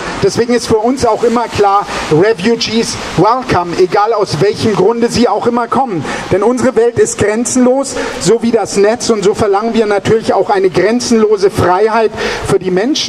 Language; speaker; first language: German; native; German